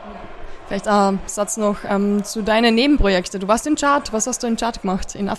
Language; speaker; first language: German; native; German